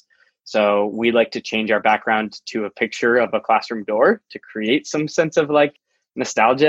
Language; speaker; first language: English; native; English